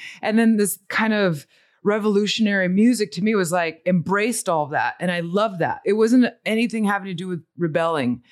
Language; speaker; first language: English; early bilingual, other home language; Spanish